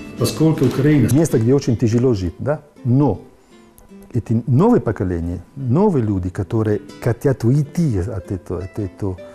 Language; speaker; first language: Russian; non-native, learner; Italian